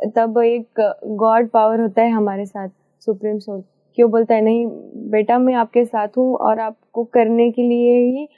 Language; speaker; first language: Hindi; non-native, local second language; Marathi